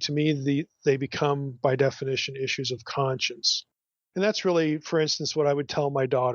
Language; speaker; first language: English; native; English